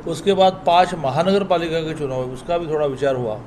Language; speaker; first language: Hindi; non-native, local second language; Marathi